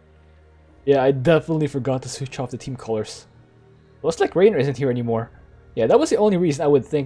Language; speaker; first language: English; native; English